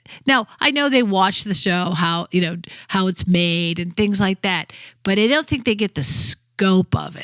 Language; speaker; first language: English; native; English